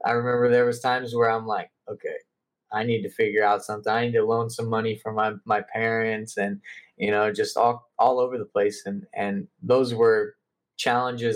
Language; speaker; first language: English; native; English